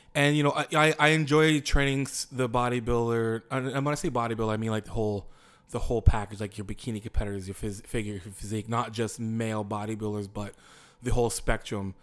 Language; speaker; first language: English; native; English